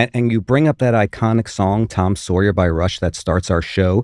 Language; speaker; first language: English; native; English